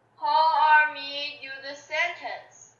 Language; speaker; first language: English; non-native, learner; Chinese